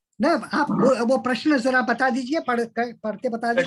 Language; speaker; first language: Hindi; native; Hindi